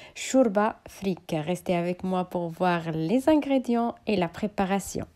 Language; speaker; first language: French; non-native, local second language; Arabic